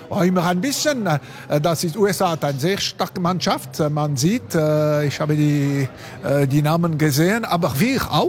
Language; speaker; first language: German; non-native, local second language; French